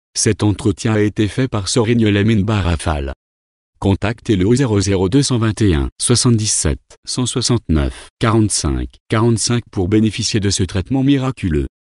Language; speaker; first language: French; non-native, local second language; Wolof